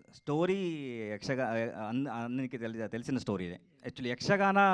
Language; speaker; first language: Telugu; non-native, learner; Kannada